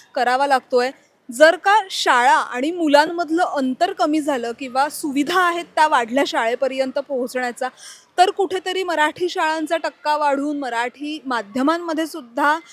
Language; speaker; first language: Marathi; native; Marathi